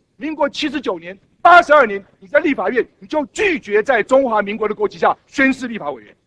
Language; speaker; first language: Chinese; native; Chinese